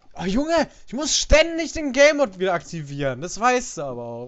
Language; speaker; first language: German; native; German